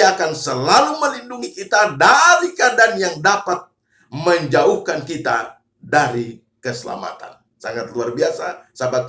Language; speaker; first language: Indonesian; native; Indonesian